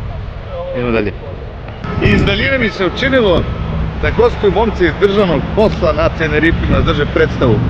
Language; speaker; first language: Serbian; native; Serbian